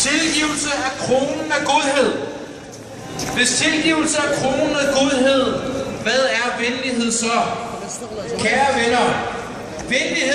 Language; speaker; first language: Danish; early bilingual, other home language; Arabic